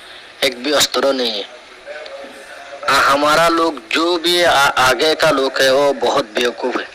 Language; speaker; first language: Hindi; non-native, learner; Rohingya